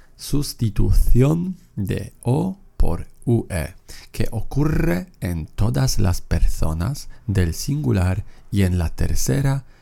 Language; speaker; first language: Spanish; non-native, fluent; Polish